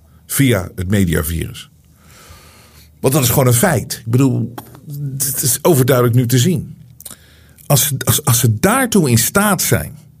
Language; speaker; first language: Dutch; native; Dutch